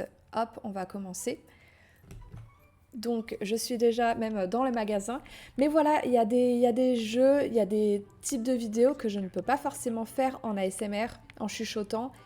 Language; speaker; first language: French; native; French